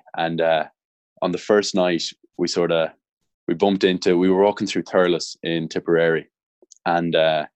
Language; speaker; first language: English; native; English